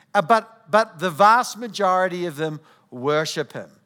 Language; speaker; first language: English; native; English